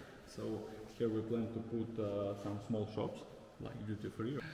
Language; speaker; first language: English; non-native, learner; Russian